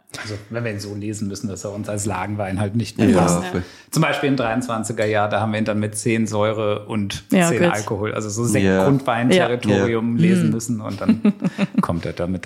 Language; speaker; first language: German; native; German